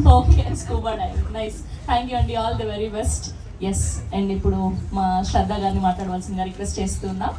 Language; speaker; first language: Telugu; native; Telugu